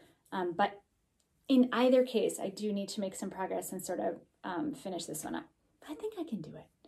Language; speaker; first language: English; native; English